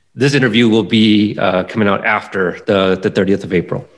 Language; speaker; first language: English; native; English